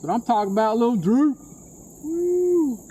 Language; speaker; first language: English; native; English